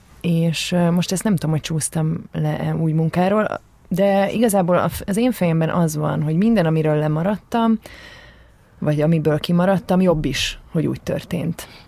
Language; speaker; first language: Hungarian; native; Hungarian